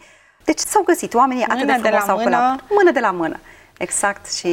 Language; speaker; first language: Romanian; native; Romanian